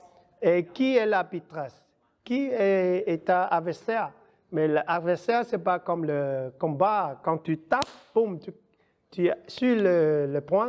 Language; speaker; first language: French; non-native, learner; Vietnamese